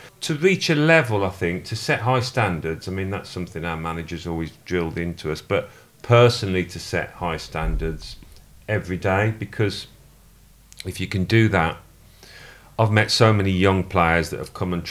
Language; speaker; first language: English; native; English